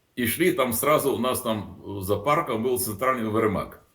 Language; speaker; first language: Russian; non-native, local second language; Latvian